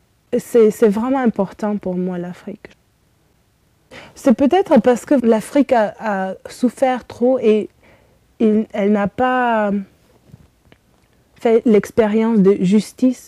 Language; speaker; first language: French; early bilingual, heritage; Romanian